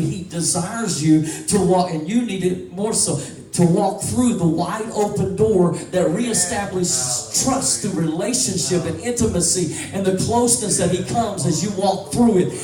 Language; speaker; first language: English; native; English